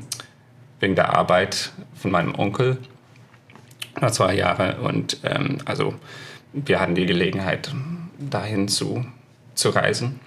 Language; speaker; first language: German; non-native, fluent; English